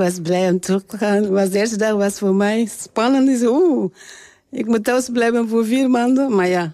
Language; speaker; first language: Dutch; non-native, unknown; French